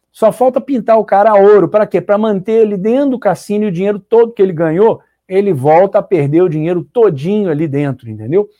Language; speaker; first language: Portuguese; native; Portuguese